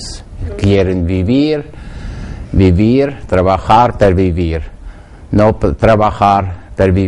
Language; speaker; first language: Spanish; non-native, learner; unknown